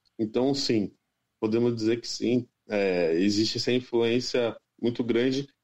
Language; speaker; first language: Portuguese; native; Portuguese